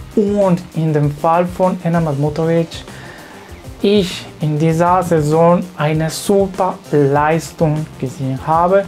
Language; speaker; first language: German; non-native, learner; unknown